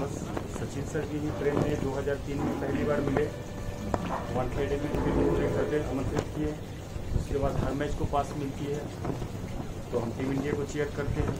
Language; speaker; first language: Hindi; native; Hindi